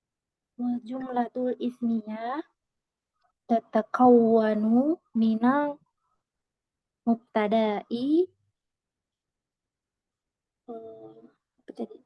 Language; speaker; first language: Arabic; non-native, learner; Indonesian